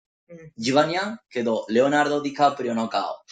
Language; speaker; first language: Japanese; non-native, learner; Spanish